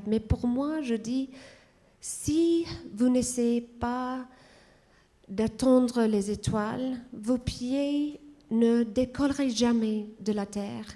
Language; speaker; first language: French; non-native, fluent; English